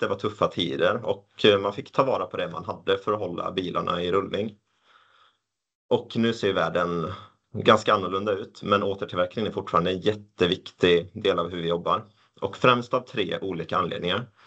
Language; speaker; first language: Swedish; native; Swedish